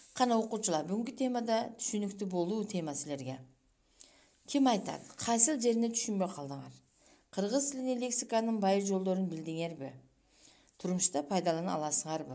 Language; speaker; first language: Kyrgyz; non-native, local second language; Uzbek